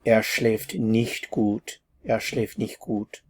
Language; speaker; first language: German; non-native, fluent; English